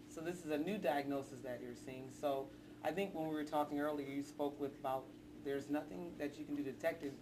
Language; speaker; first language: English; native; English